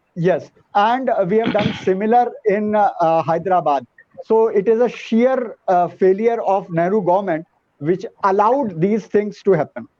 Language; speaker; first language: English; non-native, local second language; Hindi